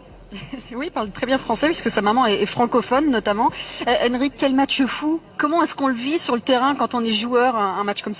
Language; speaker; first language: French; native; French